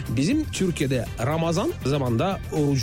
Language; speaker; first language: Turkish; non-native, fluent; Russian